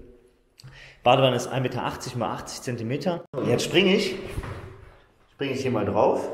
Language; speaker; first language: German; native; German